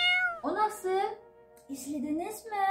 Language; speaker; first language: Turkish; non-native, fluent; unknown